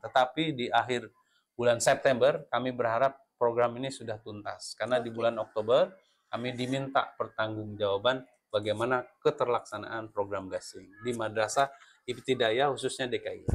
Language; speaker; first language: Indonesian; native; Indonesian